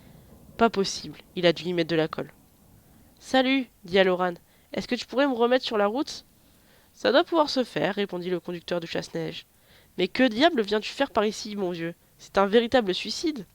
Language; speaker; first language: French; native; French